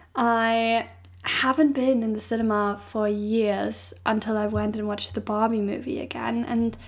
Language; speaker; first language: English; non-native, fluent; German